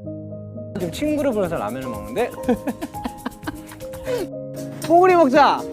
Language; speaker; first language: Korean; native; Korean